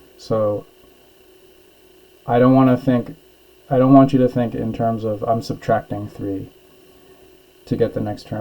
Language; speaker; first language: English; native; English